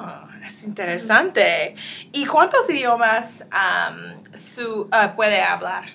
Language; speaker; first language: Spanish; non-native, learner; English